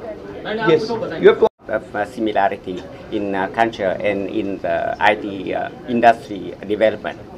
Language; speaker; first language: English; non-native, fluent; Vietnamese